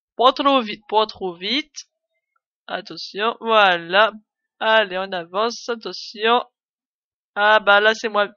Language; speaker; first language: French; native; French